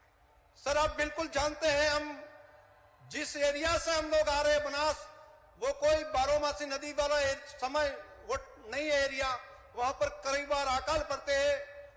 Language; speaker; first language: Hindi; non-native, local second language; Gujarati